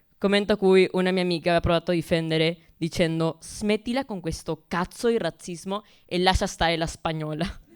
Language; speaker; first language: Italian; non-native, fluent; Spanish